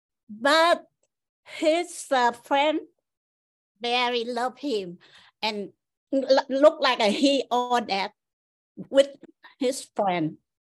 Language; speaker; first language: English; non-native, learner; Vietnamese